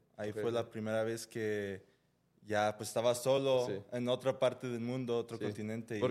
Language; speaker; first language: Spanish; early bilingual, heritage; Spanish